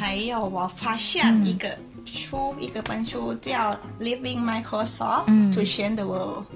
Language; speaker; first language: Chinese; non-native, learner; Thai